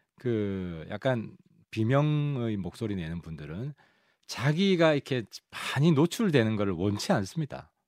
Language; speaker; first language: Korean; native; Korean